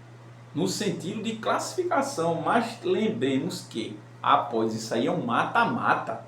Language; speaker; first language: Portuguese; native; Portuguese